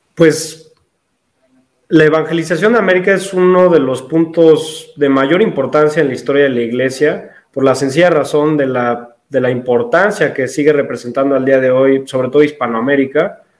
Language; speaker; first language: Spanish; native; Spanish